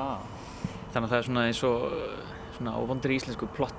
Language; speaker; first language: Icelandic; native; Icelandic